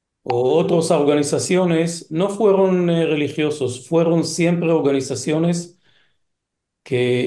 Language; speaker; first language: Spanish; non-native, fluent; Hebrew